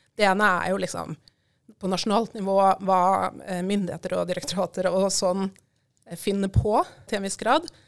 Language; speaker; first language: Norwegian; native; Norwegian